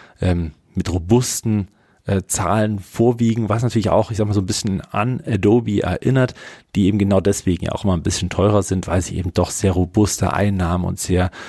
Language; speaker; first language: German; native; German